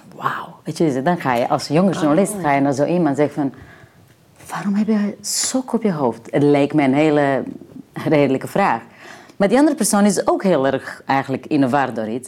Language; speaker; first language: Dutch; non-native, fluent; Serbian